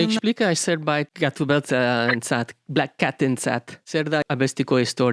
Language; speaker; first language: Basque; non-native, learner; English